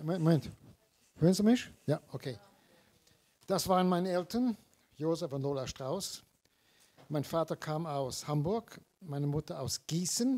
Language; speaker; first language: German; early bilingual, heritage; German